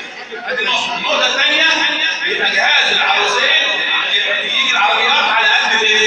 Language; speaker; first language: Arabic; native; Arabic